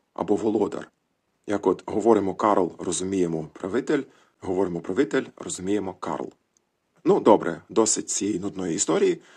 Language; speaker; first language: Ukrainian; native; Ukrainian